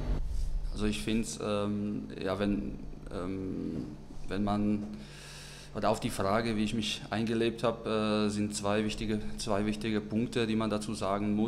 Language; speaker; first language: German; non-native, fluent; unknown